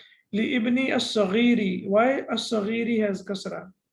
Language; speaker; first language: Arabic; non-native, fluent; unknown